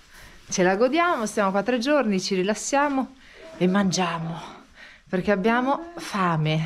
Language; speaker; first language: Italian; native; Italian